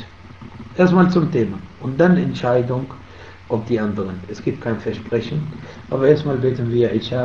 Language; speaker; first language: German; non-native, fluent; Arabic